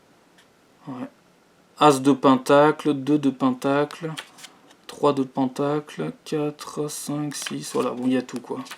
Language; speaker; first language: French; native; French